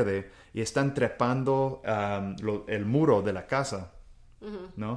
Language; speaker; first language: Spanish; non-native, fluent; English